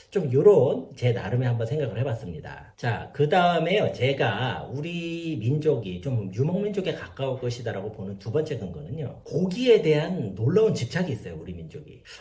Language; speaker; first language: Korean; native; Korean